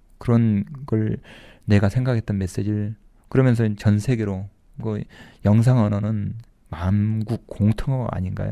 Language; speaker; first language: Korean; native; Korean